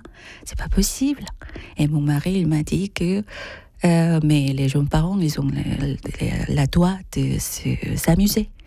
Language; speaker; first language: French; non-native, fluent; Korean